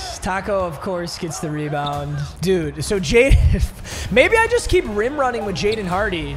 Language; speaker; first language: English; native; English